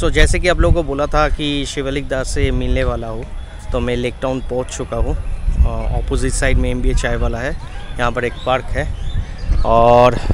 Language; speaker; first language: Hindi; non-native, local second language; Bangla